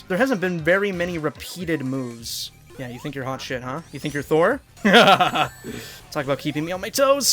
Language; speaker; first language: English; native; English